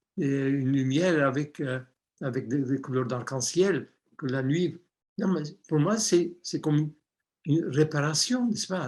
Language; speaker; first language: French; non-native, fluent; Armenian